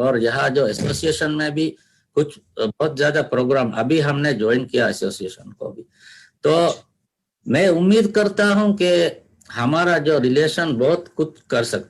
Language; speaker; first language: Hindi; non-native, learner; Divehi